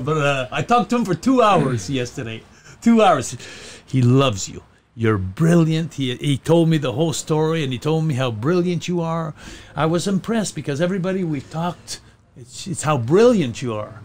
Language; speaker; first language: English; non-native, fluent; French